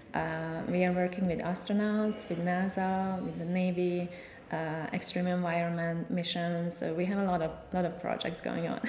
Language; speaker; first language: English; non-native, fluent; Hungarian